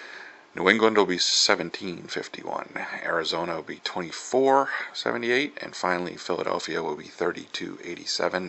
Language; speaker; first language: English; native; English